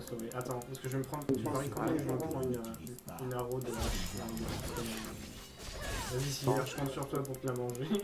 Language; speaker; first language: French; native; French